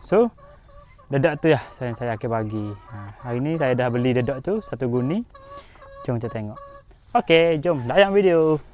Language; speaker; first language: Malay; native; Malay